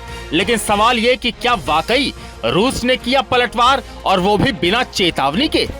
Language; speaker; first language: Hindi; native; Hindi